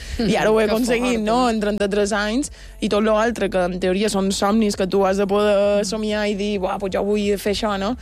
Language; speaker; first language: Catalan; non-native, local second language; Spanish